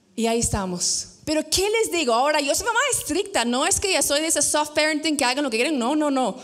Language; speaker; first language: Spanish; non-native, fluent; English